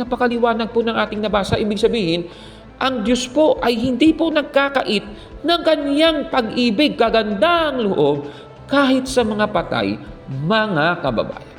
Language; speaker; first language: Filipino; native; Filipino